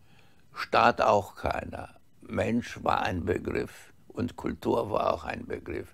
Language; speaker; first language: German; early bilingual, heritage; German